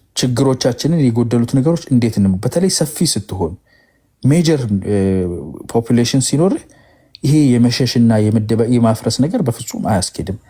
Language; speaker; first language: Amharic; non-native, local second language; Oromo